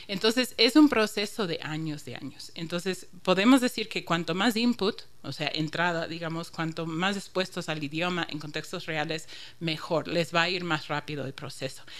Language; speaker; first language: Spanish; non-native, fluent; English